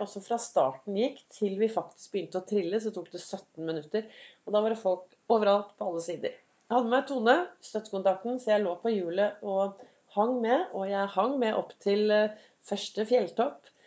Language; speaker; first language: Norwegian; native; Norwegian